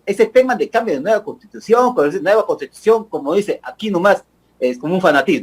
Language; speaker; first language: Spanish; native; Spanish